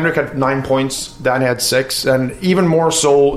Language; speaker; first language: English; non-native, fluent; Swedish